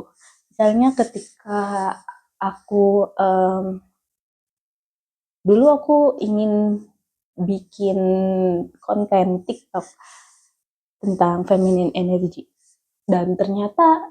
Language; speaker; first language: Indonesian; native; Indonesian